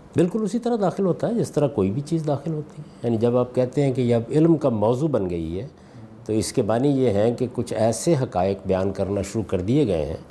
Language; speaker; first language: Urdu; non-native, local second language; Punjabi